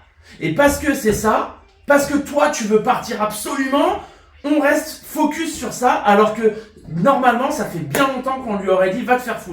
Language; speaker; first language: French; native; French